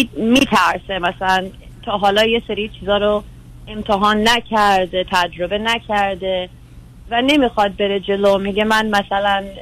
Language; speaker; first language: Persian; early bilingual, heritage; Persian